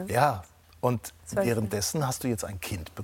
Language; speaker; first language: German; native; German